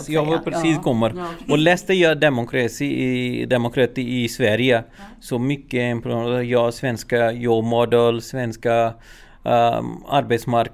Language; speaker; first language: Swedish; non-native, learner; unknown